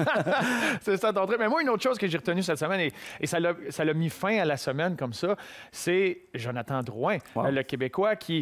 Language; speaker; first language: French; native; French